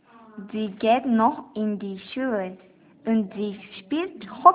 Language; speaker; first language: German; non-native, learner; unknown